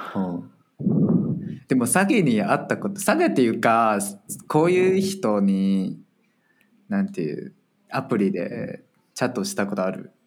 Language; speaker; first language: Japanese; non-native, fluent; Chinese